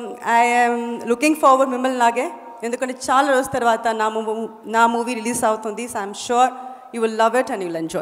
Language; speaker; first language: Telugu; non-native, fluent; Tamil